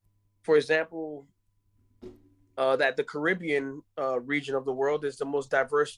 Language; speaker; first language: English; non-native, fluent; Spanish